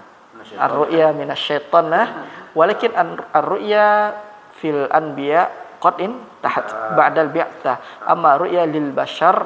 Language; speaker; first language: Arabic; non-native, fluent; Malay